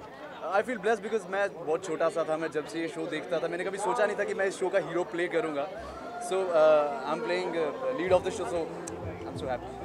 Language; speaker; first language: Hindi; native; Hindi